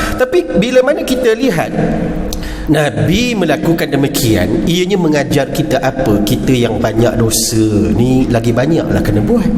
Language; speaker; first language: Malay; native; Malay